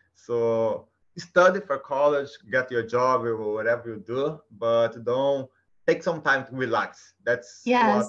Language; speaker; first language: English; non-native, fluent; Portuguese